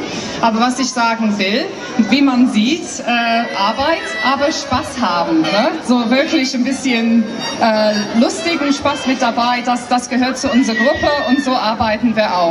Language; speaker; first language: German; non-native, fluent; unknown